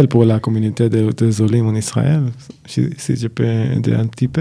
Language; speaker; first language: French; non-native, learner; Hebrew